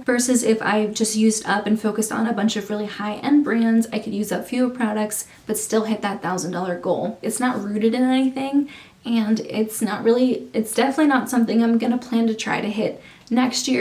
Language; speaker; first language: English; native; English